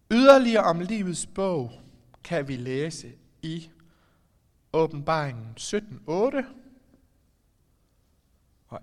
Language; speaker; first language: Danish; native; Danish